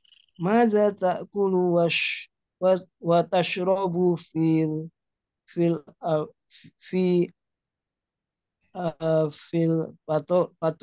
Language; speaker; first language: Arabic; non-native, learner; Indonesian